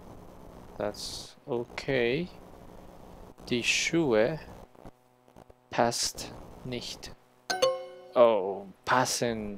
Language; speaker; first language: German; non-native, learner; Spanish